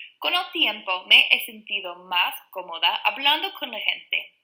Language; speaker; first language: Spanish; non-native, learner; English